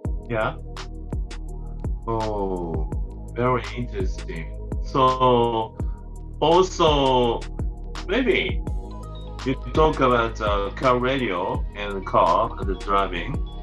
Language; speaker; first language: English; non-native, learner; Japanese